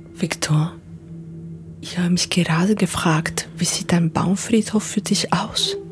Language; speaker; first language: German; non-native, fluent; Spanish